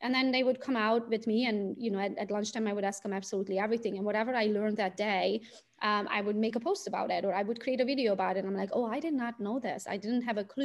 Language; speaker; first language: English; non-native, fluent; Romanian